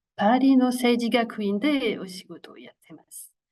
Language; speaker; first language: Japanese; non-native, learner; French